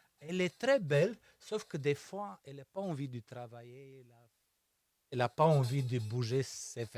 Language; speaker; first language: French; non-native, fluent; Romanian